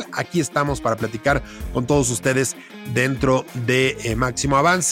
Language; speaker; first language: Spanish; native; Spanish